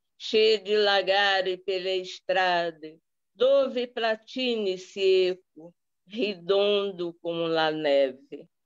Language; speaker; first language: Portuguese; native; Portuguese